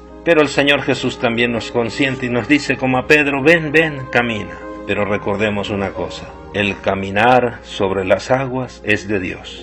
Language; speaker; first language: Spanish; native; Spanish